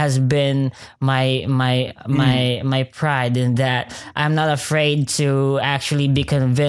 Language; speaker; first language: English; non-native, local second language; Filipino